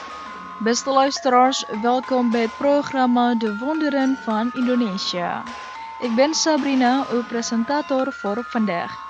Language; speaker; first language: Dutch; non-native, fluent; Indonesian